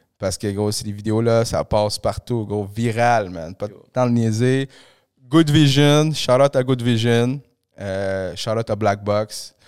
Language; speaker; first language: French; early bilingual, other home language; Spanish